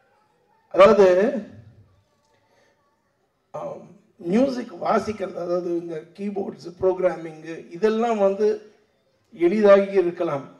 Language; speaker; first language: Tamil; native; Tamil